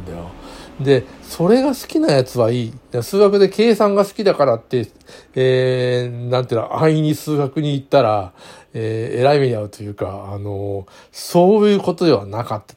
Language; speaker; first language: Japanese; native; Japanese